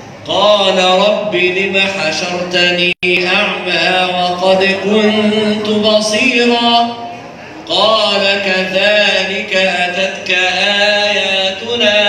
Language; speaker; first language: Arabic; native; Arabic